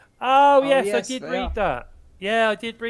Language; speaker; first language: English; native; English